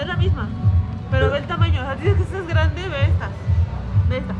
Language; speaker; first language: Spanish; native; Spanish